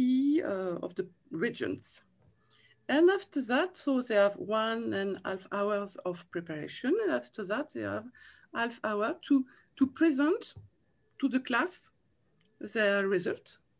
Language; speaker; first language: English; non-native, learner; French